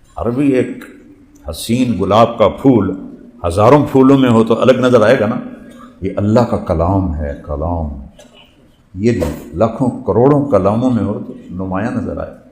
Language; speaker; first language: Urdu; non-native, local second language; Punjabi